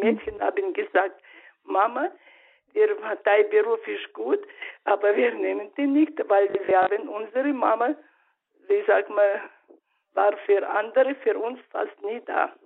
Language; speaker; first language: German; non-native, learner; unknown